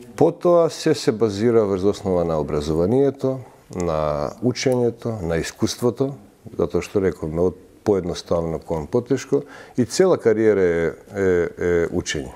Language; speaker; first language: Macedonian; early bilingual, heritage; Macedonian